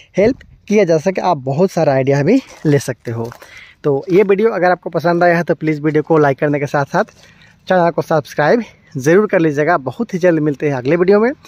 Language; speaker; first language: Hindi; native; Hindi